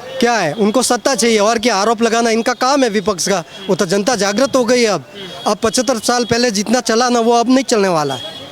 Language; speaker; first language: Hindi; native; Hindi